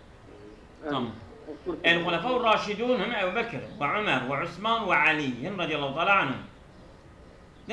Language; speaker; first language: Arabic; non-native, fluent; Turkish